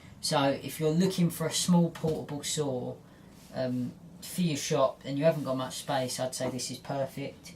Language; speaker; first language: English; native; English